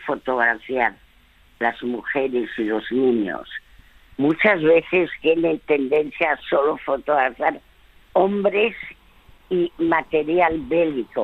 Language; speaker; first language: Spanish; early bilingual, other home language; French